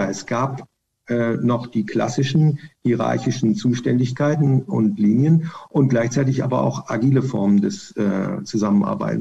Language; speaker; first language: German; native; German